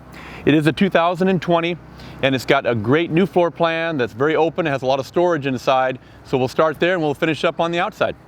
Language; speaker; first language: English; native; English